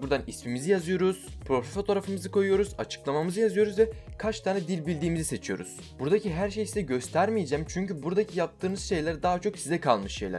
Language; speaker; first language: Turkish; native; Turkish